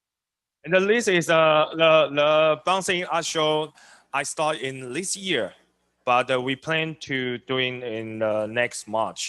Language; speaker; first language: English; non-native, learner; Chinese